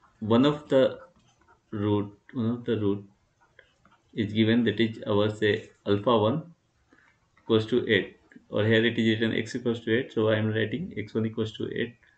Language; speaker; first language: English; non-native, local second language; Hindi